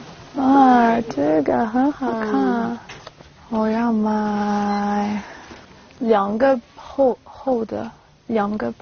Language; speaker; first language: Chinese; non-native, learner; French